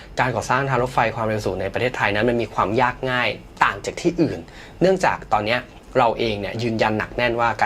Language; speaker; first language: Thai; native; Thai